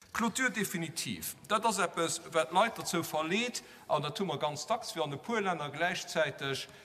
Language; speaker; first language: Luxembourgish; native; Luxembourgish